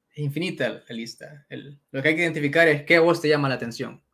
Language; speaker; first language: Spanish; native; Spanish